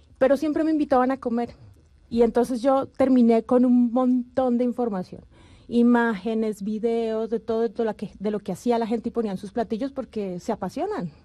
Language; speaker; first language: Spanish; native; Spanish